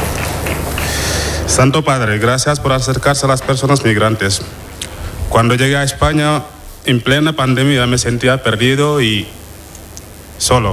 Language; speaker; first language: Spanish; non-native, fluent; Wolof